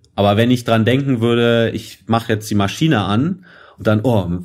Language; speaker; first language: German; native; German